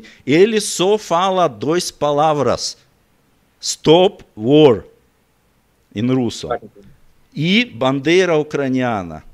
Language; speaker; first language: Portuguese; non-native, learner; Russian